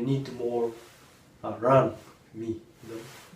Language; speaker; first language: English; non-native, learner; Japanese